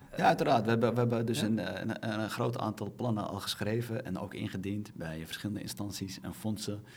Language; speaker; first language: Dutch; early bilingual, other home language; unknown